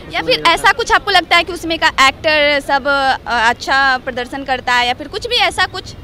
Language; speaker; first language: Hindi; native; Hindi